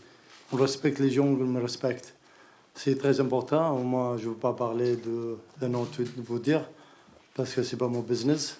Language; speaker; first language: French; non-native, learner; Arabic